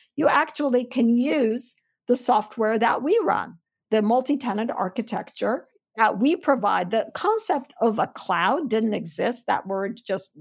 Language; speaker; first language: English; non-native, fluent; Armenian